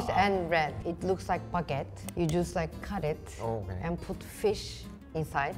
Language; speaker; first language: English; non-native, fluent; Turkish